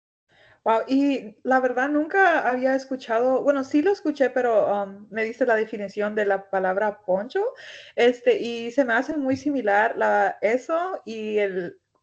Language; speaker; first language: Spanish; early bilingual, heritage; Spanish